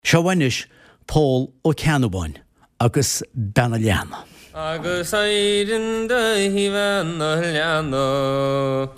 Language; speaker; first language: Irish; native; Irish